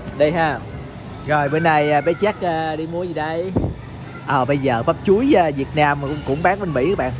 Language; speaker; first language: Vietnamese; native; Vietnamese